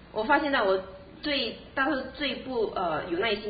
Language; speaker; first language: Chinese; native; Chinese